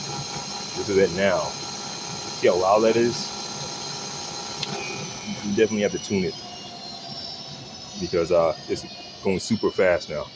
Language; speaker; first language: English; native; English